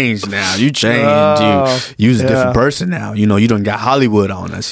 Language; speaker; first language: English; early bilingual, other home language; Yoruba